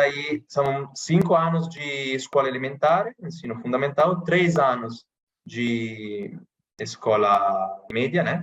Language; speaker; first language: Portuguese; non-native, fluent; Italian